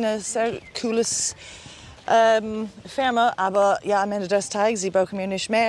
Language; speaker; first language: German; non-native, learner; English